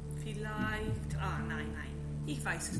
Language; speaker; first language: German; non-native, learner; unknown